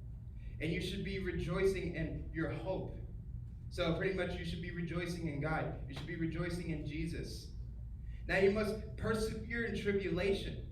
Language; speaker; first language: English; native; English